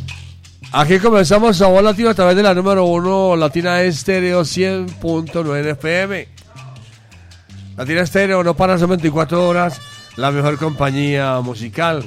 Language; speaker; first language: Spanish; native; Spanish